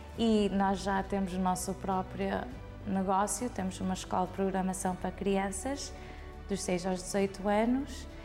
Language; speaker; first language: Portuguese; early bilingual, heritage; Portuguese